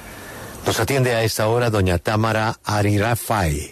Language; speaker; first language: Spanish; native; Spanish